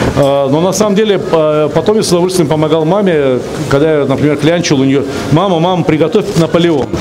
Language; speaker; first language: Russian; native; Russian